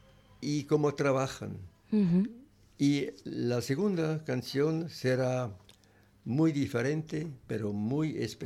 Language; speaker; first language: Spanish; non-native, learner; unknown